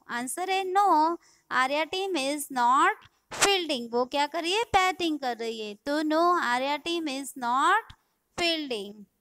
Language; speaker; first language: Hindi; non-native, local second language; Gujarati